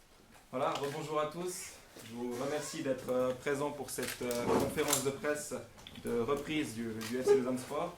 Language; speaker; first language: French; native; French